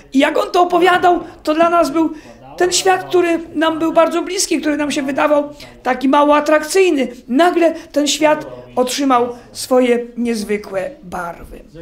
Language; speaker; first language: Polish; native; Polish